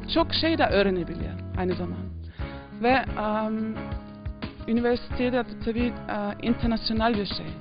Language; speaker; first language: Turkish; early bilingual, heritage; Turkish